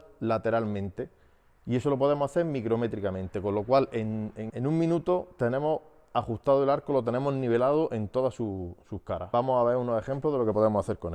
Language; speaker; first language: Spanish; native; Spanish